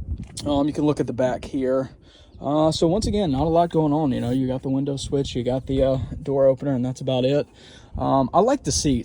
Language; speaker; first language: English; native; English